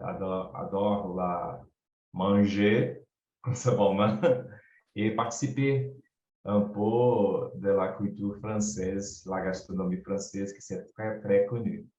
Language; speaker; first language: French; non-native, learner; Portuguese